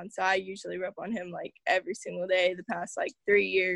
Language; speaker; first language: English; native; English